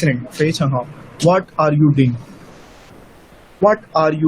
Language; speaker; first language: English; non-native, local second language; Urdu